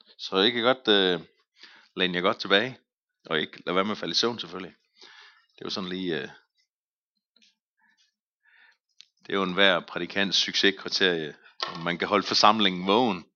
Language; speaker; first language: Danish; native; Danish